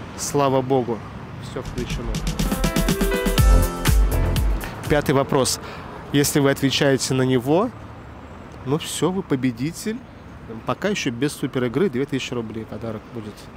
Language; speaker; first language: Russian; native; Russian